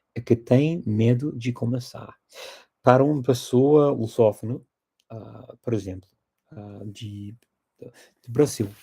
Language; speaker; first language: Portuguese; non-native, fluent; English